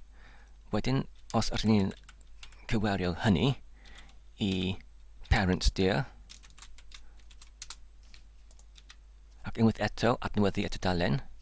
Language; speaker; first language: Welsh; non-native, learner; English